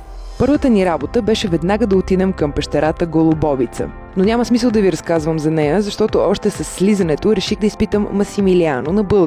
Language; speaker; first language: Bulgarian; native; Bulgarian